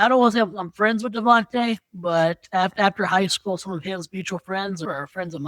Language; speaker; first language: English; native; English